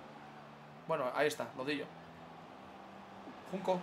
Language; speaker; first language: Spanish; native; Spanish